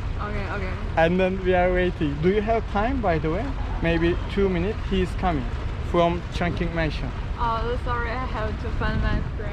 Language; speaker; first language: English; non-native, learner; Turkish